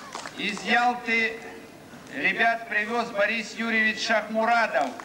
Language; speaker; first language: Russian; native; Russian